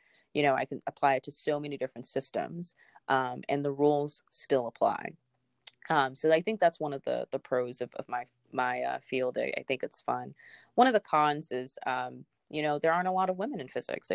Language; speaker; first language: English; native; English